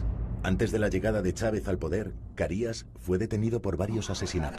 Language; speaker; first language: Spanish; native; Spanish